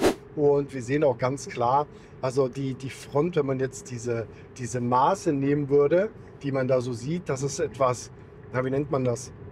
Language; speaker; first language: German; native; German